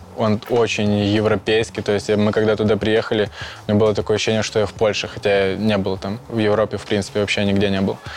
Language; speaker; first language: Russian; native; Russian